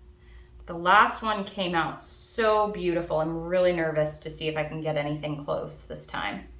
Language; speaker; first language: English; native; English